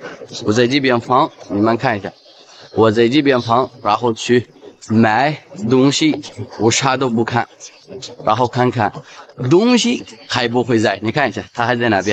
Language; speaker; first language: Chinese; non-native, fluent; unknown